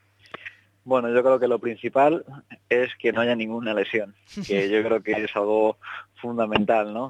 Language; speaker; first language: Spanish; native; Spanish